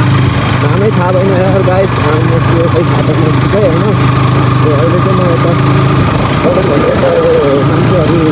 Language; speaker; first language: Nepali; native; Nepali